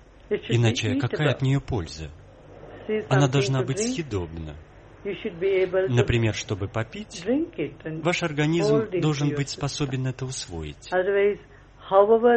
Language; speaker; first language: Russian; native; Russian